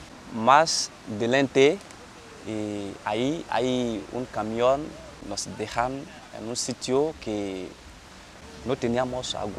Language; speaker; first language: Spanish; non-native, learner; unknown